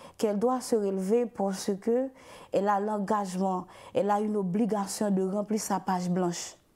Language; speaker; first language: French; non-native, local second language; Haitian Creole